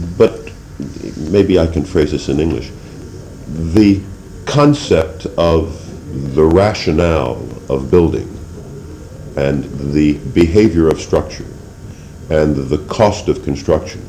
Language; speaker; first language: English; native; English